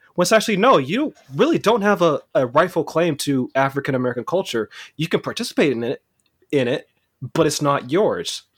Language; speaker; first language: English; native; English